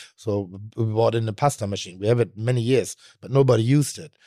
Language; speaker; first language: English; non-native, fluent; German